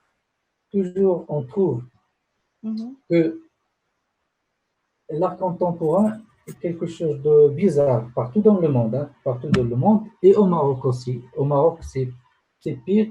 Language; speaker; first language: French; non-native, local second language; Arabic